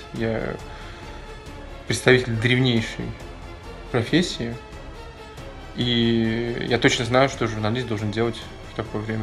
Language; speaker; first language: Russian; native; Russian